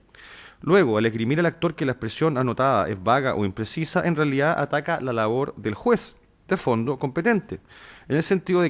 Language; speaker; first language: Spanish; native; Spanish